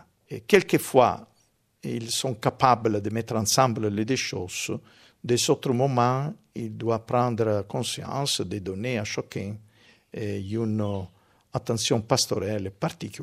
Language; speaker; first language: French; non-native, fluent; Italian